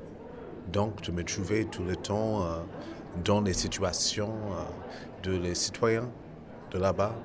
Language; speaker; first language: French; non-native, fluent; English